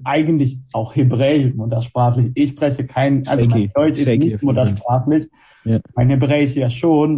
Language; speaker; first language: German; non-native, fluent; Hebrew